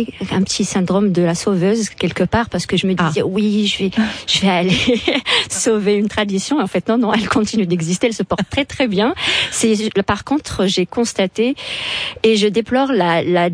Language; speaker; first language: French; non-native, local second language; Arabic